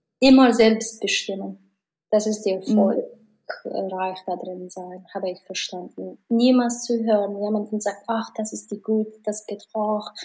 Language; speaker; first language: German; non-native, learner; Mongolian